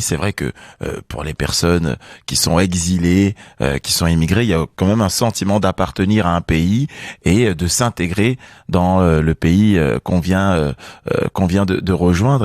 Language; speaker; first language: French; native; French